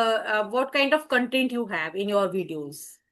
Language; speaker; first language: English; non-native, fluent; Hindi